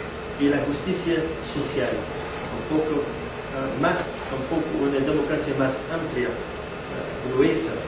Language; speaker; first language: Spanish; non-native, fluent; English